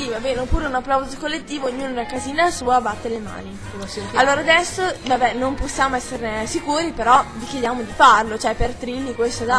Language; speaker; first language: Italian; native; Italian